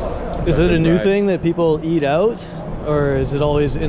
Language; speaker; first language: English; native; English